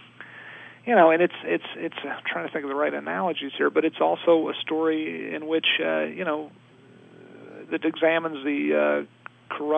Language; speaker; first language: English; native; English